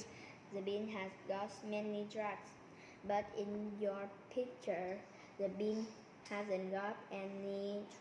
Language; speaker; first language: English; non-native, learner; Vietnamese